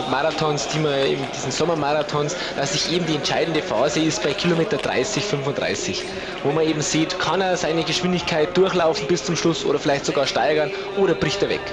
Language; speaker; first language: German; native; German